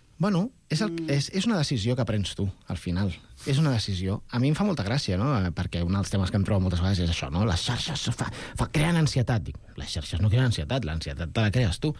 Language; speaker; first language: Catalan; non-native, local second language; Spanish